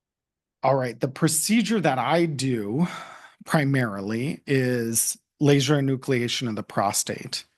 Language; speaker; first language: English; native; English